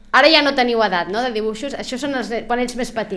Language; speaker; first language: Catalan; native; Catalan